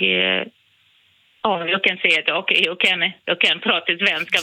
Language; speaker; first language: Swedish; non-native, fluent; Portuguese